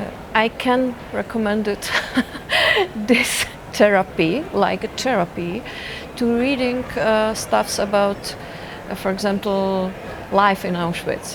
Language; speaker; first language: English; non-native, fluent; Czech